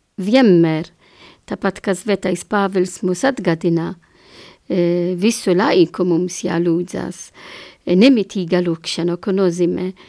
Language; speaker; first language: Latvian; non-native, learner; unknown